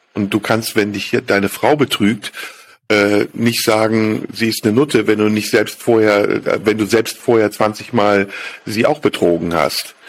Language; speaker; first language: German; native; German